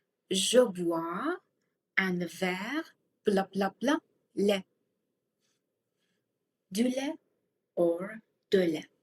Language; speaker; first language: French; non-native, fluent; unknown